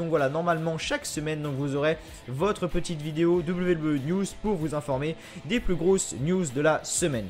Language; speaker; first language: French; native; French